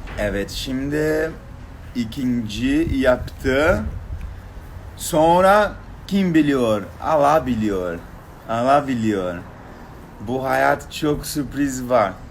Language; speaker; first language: Turkish; non-native, learner; Portuguese